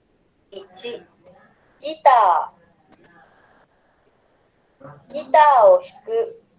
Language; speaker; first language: Japanese; non-native, learner; Indonesian